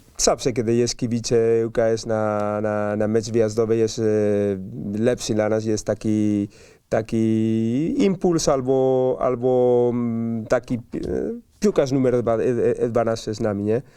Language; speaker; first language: Polish; non-native, learner; Spanish